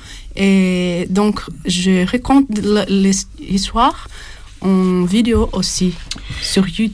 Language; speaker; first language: French; non-native, fluent; Portuguese